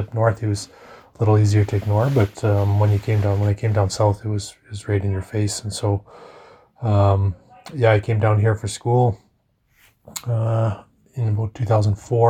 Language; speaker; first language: English; native; English